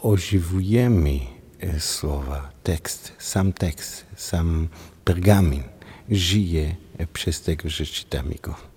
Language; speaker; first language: Polish; non-native, learner; Hebrew